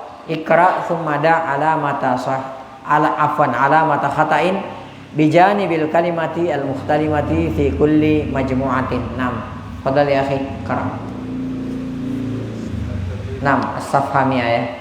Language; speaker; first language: Arabic; non-native, fluent; Indonesian